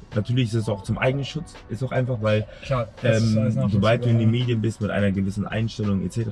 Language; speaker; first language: German; native; German